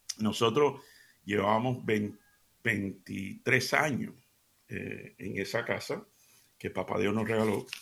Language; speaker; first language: Spanish; native; Spanish